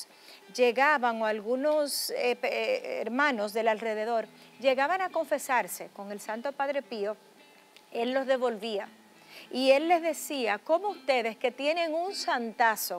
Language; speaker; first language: Spanish; native; Spanish